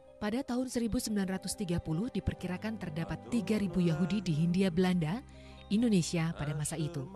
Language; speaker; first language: Indonesian; native; Indonesian